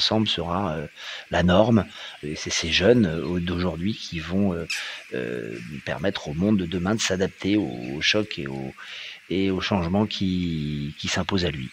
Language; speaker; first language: French; native; French